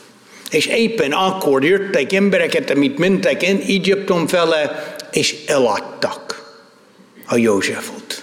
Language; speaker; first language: Hungarian; non-native, fluent; English